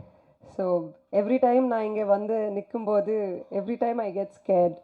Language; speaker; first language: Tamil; non-native, fluent; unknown